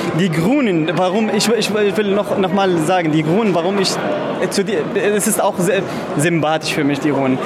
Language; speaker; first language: German; non-native, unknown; Arabic